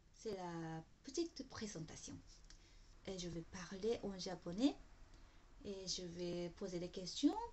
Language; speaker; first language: French; non-native, fluent; Japanese